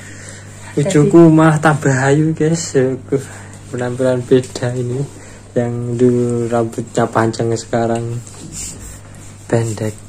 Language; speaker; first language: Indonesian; non-native, local second language; Javanese